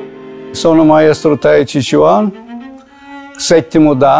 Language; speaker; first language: Italian; non-native, fluent; Russian